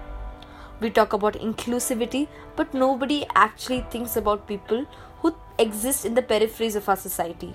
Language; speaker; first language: English; non-native, local second language; Hindi